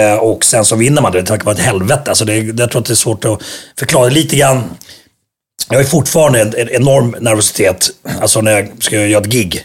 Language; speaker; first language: Swedish; early bilingual, other home language; Finnish